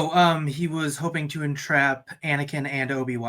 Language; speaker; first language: English; native; English